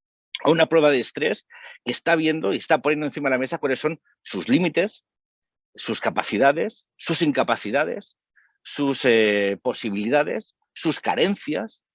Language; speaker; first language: Spanish; native; Spanish